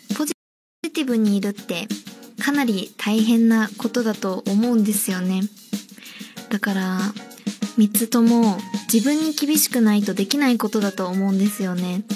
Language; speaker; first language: Japanese; native; Japanese